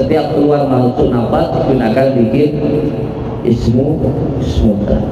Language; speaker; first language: Indonesian; native; Indonesian